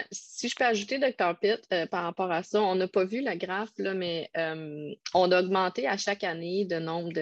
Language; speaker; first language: French; native; French